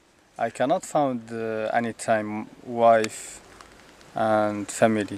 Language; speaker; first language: English; non-native, learner; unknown